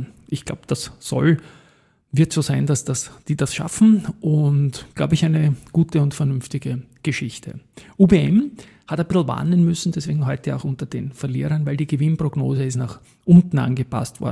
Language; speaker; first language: German; native; German